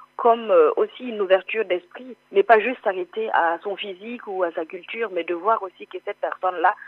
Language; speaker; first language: French; non-native, local second language; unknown